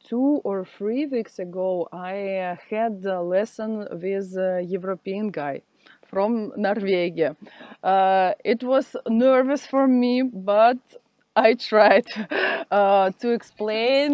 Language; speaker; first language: English; non-native, learner; Russian